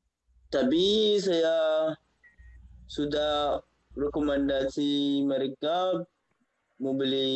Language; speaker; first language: Indonesian; non-native, fluent; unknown